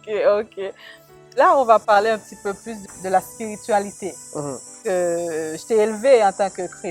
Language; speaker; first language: French; native; French